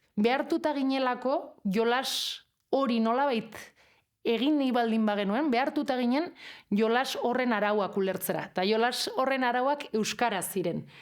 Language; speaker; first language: Basque; non-native, local second language; Spanish